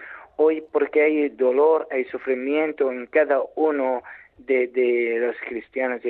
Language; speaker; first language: Spanish; non-native, learner; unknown